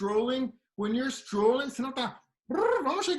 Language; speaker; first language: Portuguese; non-native, fluent; English